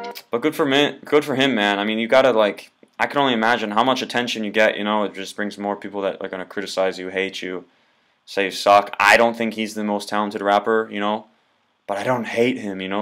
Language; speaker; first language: English; native; English